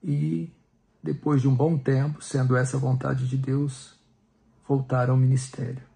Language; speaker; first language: Portuguese; native; Portuguese